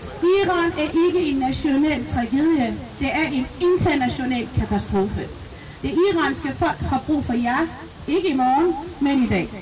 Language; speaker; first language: Danish; non-native, fluent; Persian